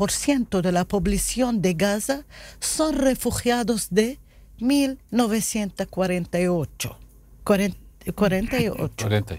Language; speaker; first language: Spanish; non-native, learner; Arabic